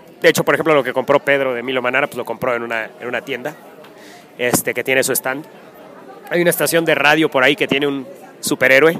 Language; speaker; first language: Spanish; native; Spanish